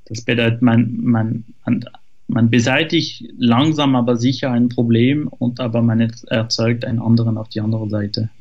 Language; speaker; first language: German; non-native, fluent; French